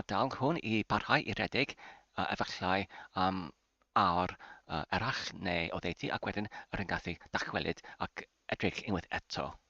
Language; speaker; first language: Welsh; non-native, learner; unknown